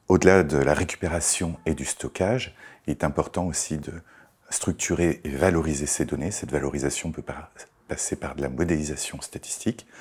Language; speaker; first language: French; native; French